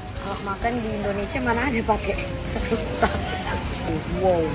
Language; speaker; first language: Indonesian; native; Indonesian